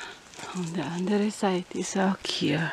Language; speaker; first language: German; non-native, learner; Filipino